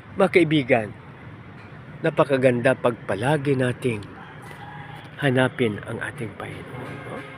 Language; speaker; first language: Filipino; non-native, local second language; Hiligaynon